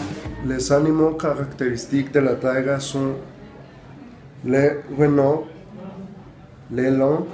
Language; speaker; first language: French; non-native, learner; Spanish